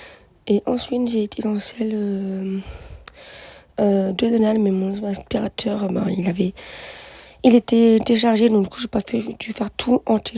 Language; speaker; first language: French; native; French